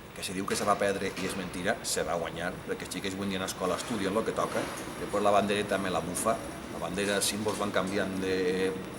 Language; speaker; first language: Catalan; native; Catalan